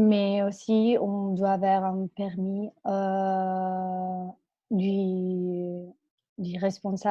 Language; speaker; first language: French; non-native, fluent; Spanish